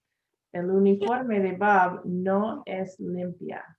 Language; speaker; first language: Spanish; non-native, learner; English